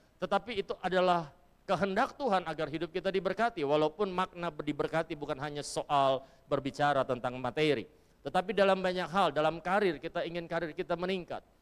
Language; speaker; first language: Indonesian; native; Indonesian